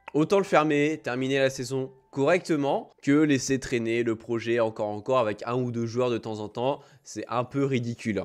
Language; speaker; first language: French; native; French